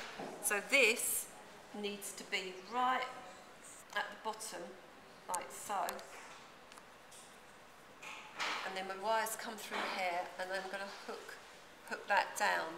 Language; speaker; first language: English; native; English